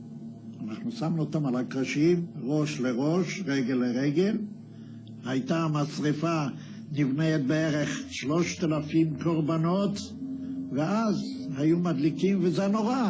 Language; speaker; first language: Hebrew; non-native, fluent; Yiddish